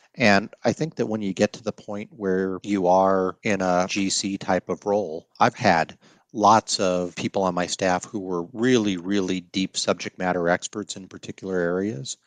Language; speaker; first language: English; native; English